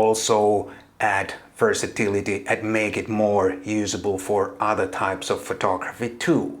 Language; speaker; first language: English; non-native, fluent; Finnish